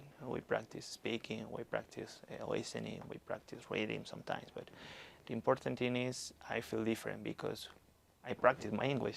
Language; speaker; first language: English; non-native, learner; Spanish